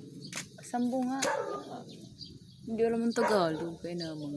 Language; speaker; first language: Filipino; non-native, local second language; Cebuano